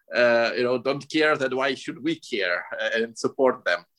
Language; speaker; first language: English; non-native, fluent; Russian